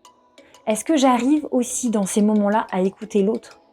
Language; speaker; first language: French; native; French